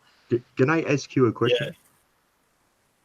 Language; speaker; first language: English; non-native, learner; French